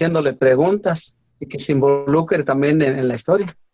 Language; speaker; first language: Spanish; native; Spanish